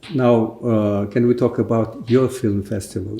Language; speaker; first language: English; non-native, fluent; Mongolian